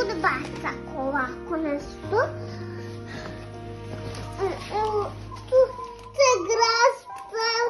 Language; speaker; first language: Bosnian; early bilingual, heritage; Serbian